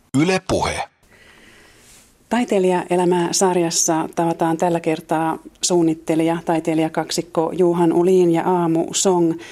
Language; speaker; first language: Finnish; native; Finnish